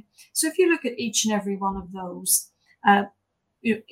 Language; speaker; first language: English; native; English